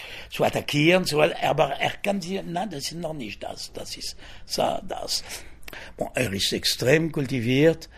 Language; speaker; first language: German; non-native, fluent; French